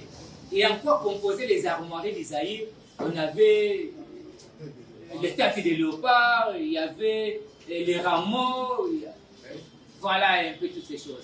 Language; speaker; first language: French; non-native, local second language; Lingala